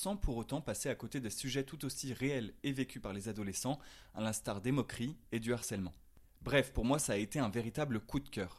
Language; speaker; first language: French; native; French